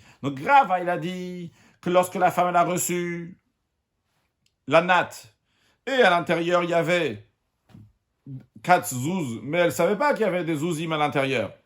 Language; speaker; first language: French; native; French